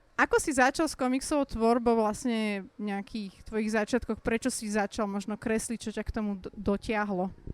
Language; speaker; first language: Slovak; native; Slovak